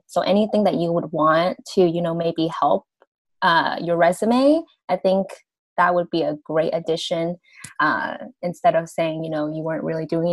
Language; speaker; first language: English; early bilingual, other home language; Vietnamese